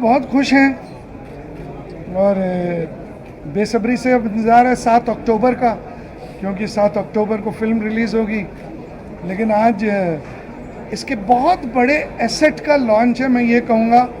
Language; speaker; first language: Hindi; native; Hindi